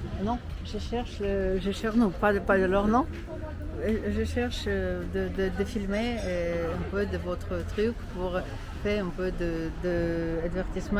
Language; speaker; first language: French; non-native, fluent; Russian